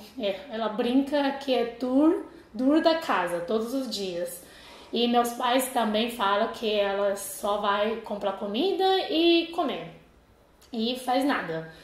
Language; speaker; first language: Portuguese; non-native, fluent; Chinese